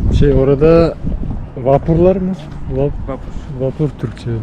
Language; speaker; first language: Turkish; non-native, learner; Bashkir